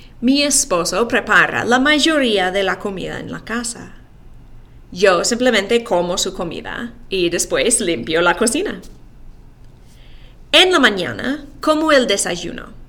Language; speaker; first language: Spanish; non-native, fluent; English